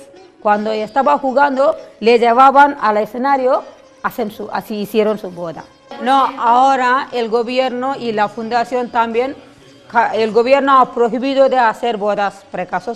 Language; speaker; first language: Spanish; non-native, learner; Telugu